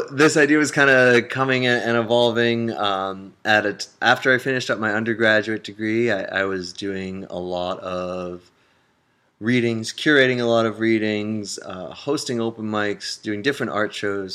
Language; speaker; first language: English; native; English